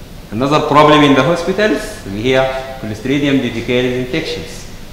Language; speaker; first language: English; non-native, fluent; Arabic